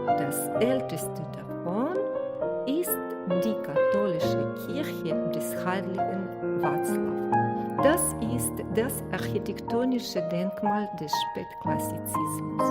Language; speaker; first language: German; non-native, learner; Russian